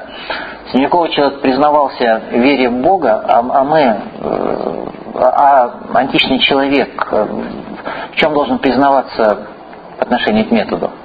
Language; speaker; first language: Russian; native; Russian